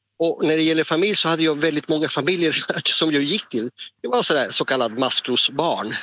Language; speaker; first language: Swedish; non-native, fluent; Spanish